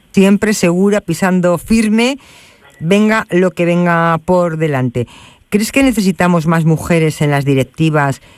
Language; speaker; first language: Spanish; native; Spanish